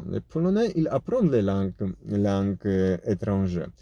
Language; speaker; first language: French; non-native, fluent; Polish